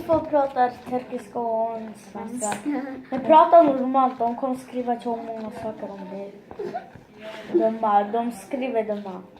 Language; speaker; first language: Swedish; early bilingual, other home language; Turkish